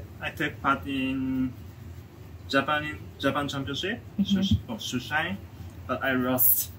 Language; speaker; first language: English; non-native, learner; Japanese